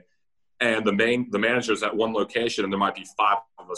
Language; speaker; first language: English; native; English